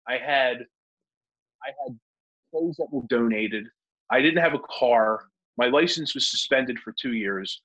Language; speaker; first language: English; native; English